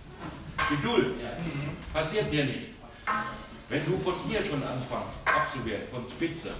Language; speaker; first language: German; non-native, learner; Thai